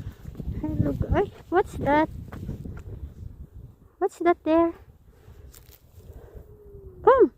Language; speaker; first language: English; non-native, learner; Filipino